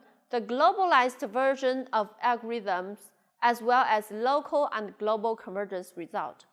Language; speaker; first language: English; non-native, local second language; Chinese